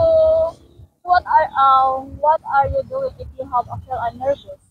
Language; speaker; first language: English; non-native, learner; Cebuano